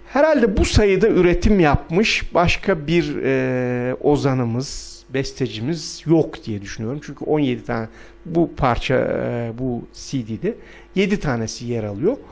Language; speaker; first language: Turkish; non-native, local second language; Adyghe